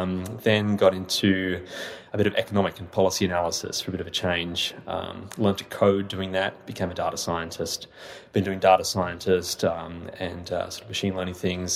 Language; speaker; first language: English; native; English